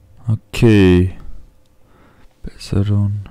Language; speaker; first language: German; non-native, fluent; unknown